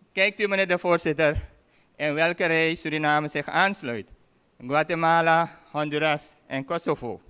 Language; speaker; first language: Dutch; native; Dutch